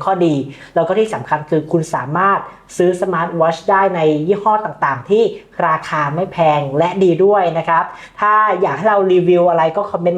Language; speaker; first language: Thai; native; Thai